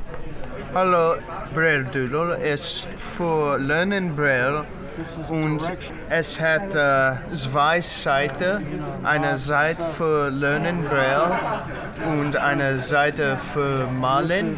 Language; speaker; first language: German; non-native, learner; English